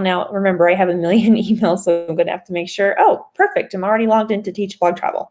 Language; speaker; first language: English; native; English